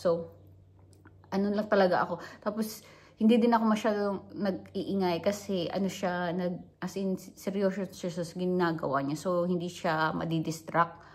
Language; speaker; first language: Filipino; non-native, local second language; Hiligaynon